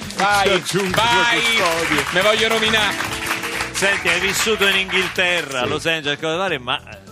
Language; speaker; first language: Italian; native; Italian